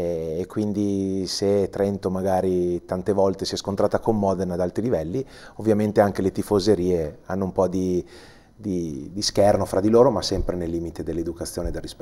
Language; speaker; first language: Italian; native; Italian